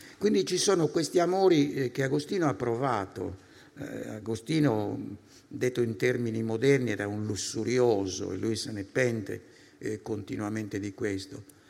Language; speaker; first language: Italian; native; Italian